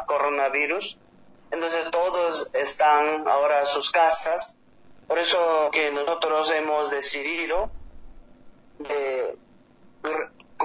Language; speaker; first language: Spanish; non-native, learner; Korean